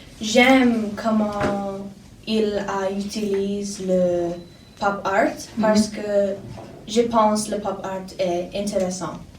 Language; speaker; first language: French; non-native, learner; English